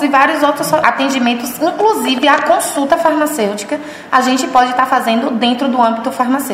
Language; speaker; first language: Portuguese; native; Portuguese